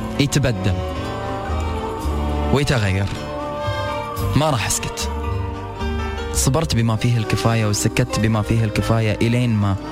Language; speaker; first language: Arabic; native; Arabic